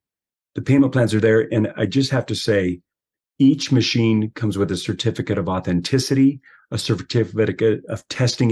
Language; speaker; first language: English; native; English